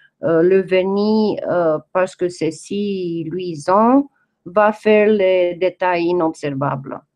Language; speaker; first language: French; non-native, fluent; English